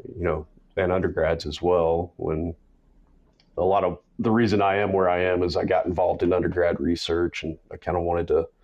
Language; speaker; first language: English; native; English